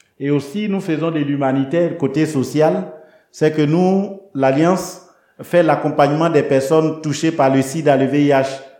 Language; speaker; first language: French; non-native, local second language; Baoulé